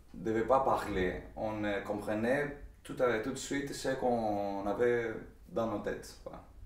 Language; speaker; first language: French; non-native, fluent; Greek